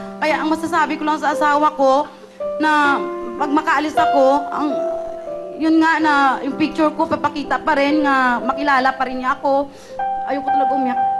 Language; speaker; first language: Filipino; non-native, local second language; Hiligaynon